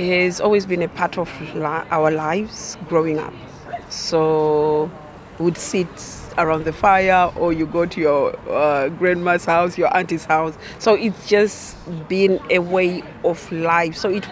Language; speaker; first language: English; non-native, local second language; Shona